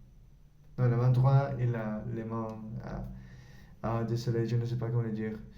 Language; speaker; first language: French; non-native, learner; Spanish